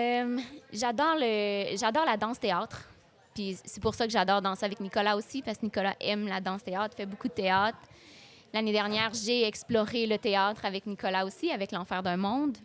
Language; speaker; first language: French; native; French